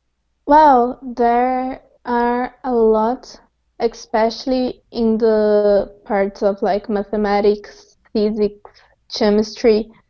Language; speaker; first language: English; non-native, fluent; Portuguese